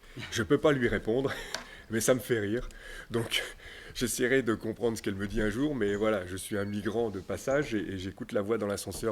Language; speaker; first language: French; native; French